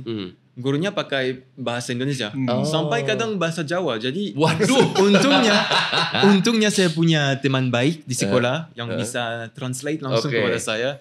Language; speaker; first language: Indonesian; non-native, fluent; French